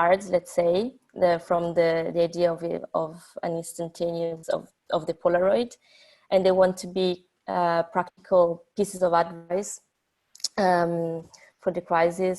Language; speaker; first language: English; non-native, fluent; Italian